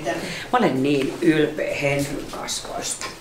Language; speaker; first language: Finnish; native; Finnish